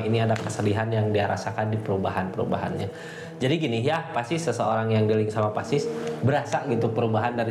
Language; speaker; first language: Indonesian; native; Indonesian